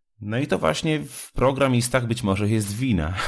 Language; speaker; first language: Polish; native; Polish